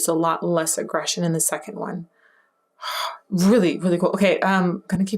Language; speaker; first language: English; native; English